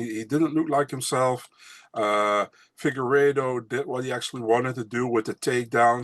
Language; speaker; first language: English; non-native, fluent; Dutch